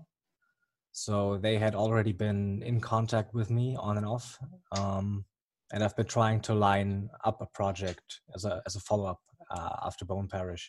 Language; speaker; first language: English; non-native, fluent; German